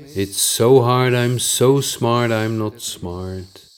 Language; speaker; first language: English; non-native, fluent; Dutch